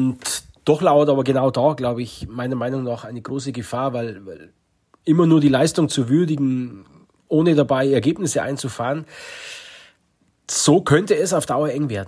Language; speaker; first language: German; native; German